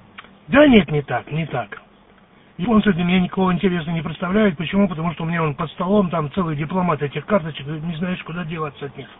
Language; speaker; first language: Russian; native; Russian